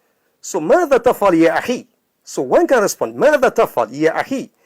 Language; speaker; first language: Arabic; non-native, fluent; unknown